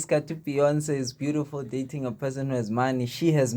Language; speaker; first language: English; non-native, local second language; Zulu